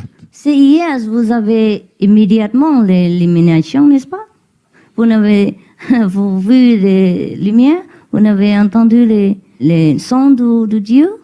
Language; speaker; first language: French; non-native, learner; Vietnamese